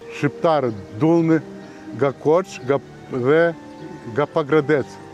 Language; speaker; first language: Albanian; early bilingual, heritage; Albanian